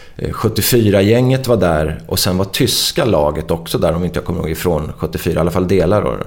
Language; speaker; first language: Swedish; native; Swedish